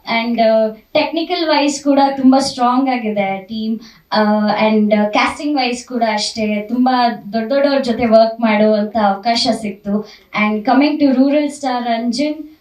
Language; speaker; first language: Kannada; native; Kannada